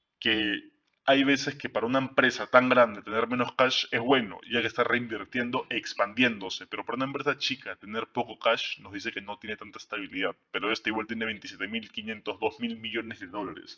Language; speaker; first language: Spanish; native; Spanish